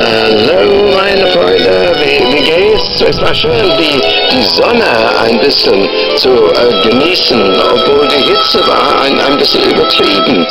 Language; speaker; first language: German; non-native, fluent; English